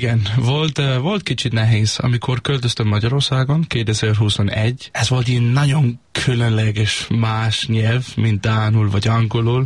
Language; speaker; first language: Hungarian; non-native, learner; Danish